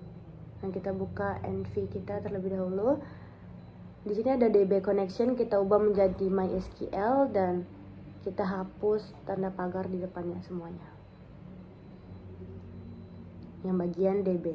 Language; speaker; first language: Indonesian; native; Indonesian